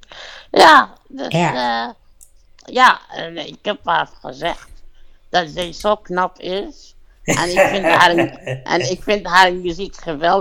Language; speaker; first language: Dutch; non-native, fluent; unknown